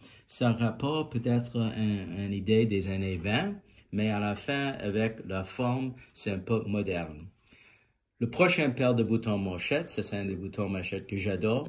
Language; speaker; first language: French; non-native, fluent; English